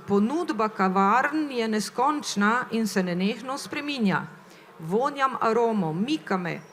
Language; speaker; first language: Slovenian; native; Slovenian